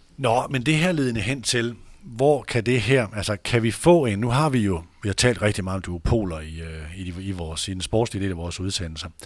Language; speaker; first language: Danish; native; Danish